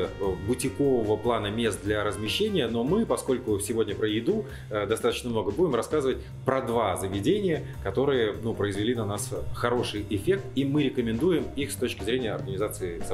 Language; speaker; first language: Russian; native; Russian